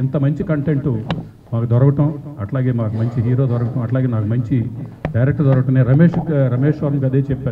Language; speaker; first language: Telugu; native; Telugu